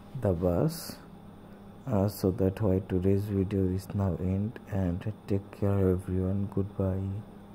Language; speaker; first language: English; non-native, learner; Bangla